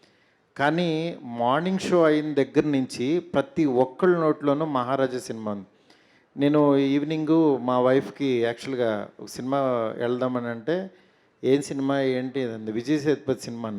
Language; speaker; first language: Telugu; native; Telugu